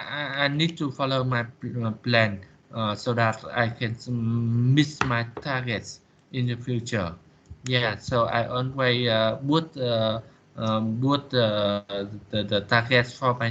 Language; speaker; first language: English; non-native, learner; Vietnamese